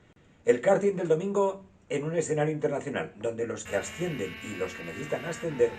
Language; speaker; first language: Spanish; native; Spanish